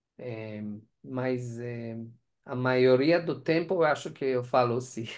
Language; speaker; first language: Portuguese; non-native, learner; Persian